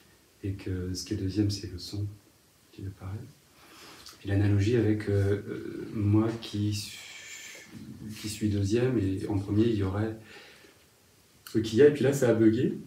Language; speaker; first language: French; native; French